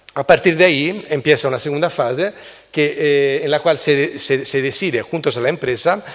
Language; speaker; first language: Spanish; non-native, fluent; Italian